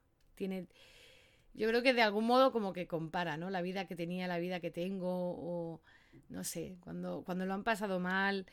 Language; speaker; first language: Spanish; native; Spanish